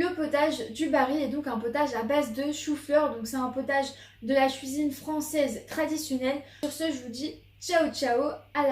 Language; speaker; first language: French; native; French